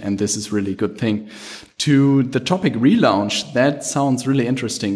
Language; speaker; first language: English; non-native, fluent; German